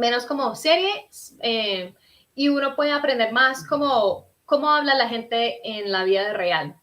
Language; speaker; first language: Spanish; early bilingual, heritage; Spanish